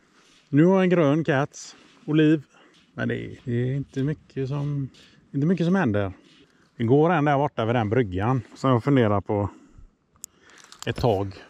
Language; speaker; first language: Swedish; native; Swedish